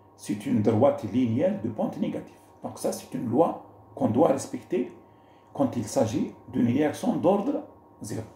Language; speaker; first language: French; non-native, local second language; Arabic